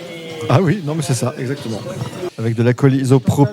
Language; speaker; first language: French; native; French